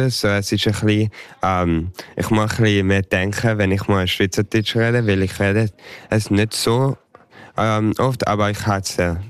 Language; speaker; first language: German; early bilingual, heritage; English